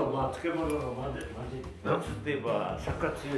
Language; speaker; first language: Japanese; native; Japanese